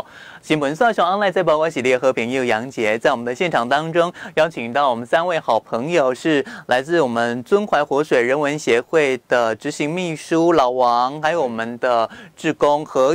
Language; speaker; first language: Chinese; native; Chinese